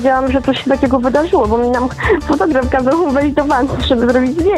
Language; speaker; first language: Polish; native; Polish